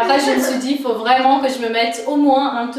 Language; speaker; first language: French; non-native, fluent; Portuguese